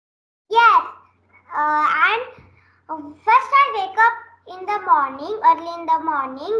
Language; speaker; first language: English; non-native, learner; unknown